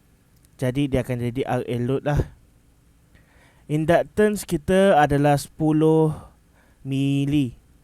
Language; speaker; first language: Malay; native; Malay